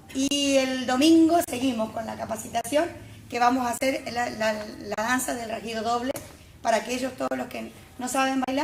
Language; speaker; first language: Spanish; native; Spanish